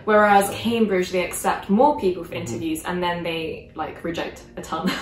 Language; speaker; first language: English; early bilingual, other home language; Korean